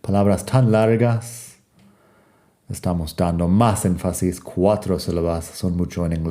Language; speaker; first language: Spanish; non-native, fluent; English